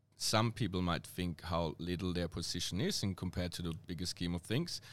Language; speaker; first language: English; non-native, fluent; German